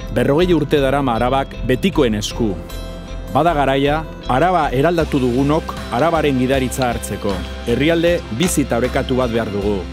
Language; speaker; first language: Basque; non-native, local second language; Spanish